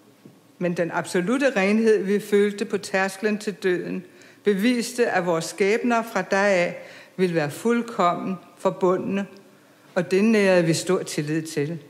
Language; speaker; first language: Danish; native; Danish